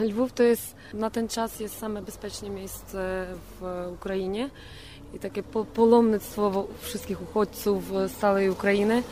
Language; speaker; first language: Polish; non-native, learner; Ukrainian